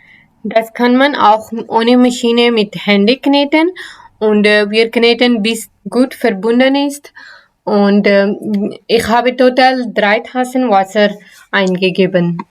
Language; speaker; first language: German; non-native, learner; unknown